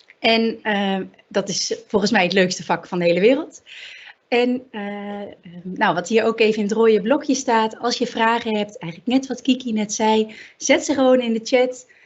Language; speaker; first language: Dutch; native; Dutch